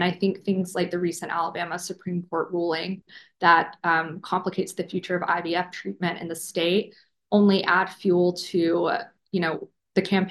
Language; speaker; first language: English; native; English